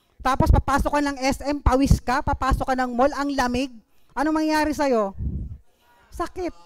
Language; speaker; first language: Filipino; non-native, local second language; Bikol